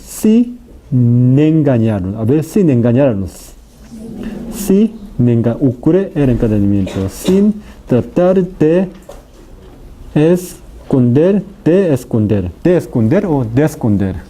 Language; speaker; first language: Spanish; non-native, fluent; Korean